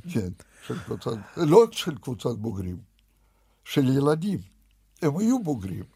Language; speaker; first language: Hebrew; non-native, fluent; Russian